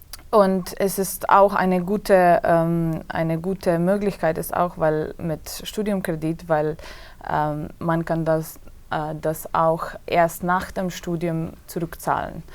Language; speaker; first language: German; non-native, fluent; Slovenian